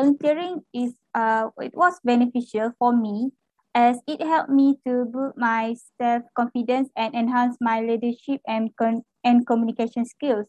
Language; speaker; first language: English; non-native, local second language; Malay